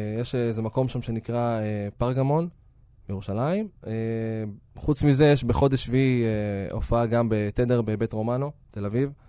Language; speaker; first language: Hebrew; native; Hebrew